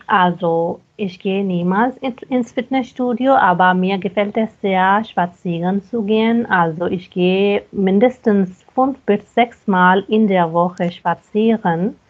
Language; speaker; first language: German; non-native, fluent; Hindi